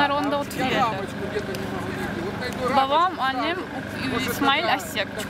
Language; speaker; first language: Turkish; early bilingual, heritage; Turkish